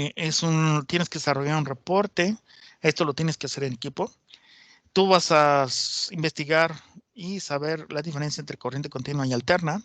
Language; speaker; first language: Spanish; native; Spanish